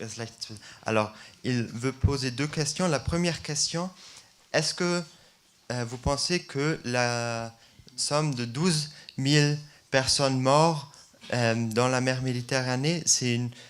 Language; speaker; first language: French; non-native, fluent; German